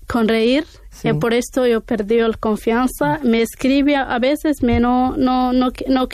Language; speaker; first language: Spanish; non-native, learner; Arabic